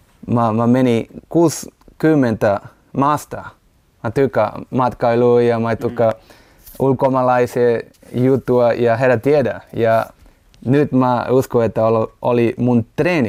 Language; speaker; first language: Finnish; non-native, learner; Portuguese